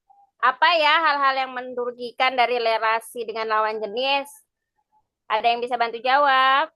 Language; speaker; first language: Indonesian; native; Indonesian